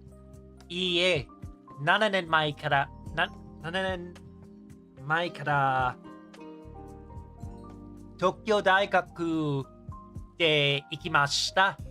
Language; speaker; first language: Japanese; non-native, learner; English